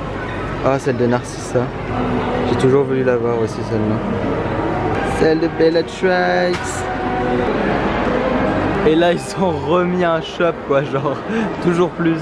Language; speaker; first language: French; native; French